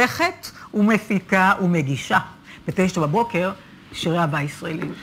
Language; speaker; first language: Hebrew; native; Hebrew